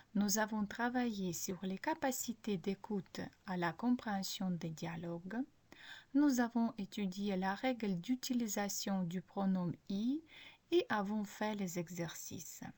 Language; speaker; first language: French; non-native, fluent; Ukrainian